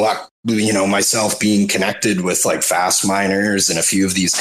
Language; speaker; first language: English; native; English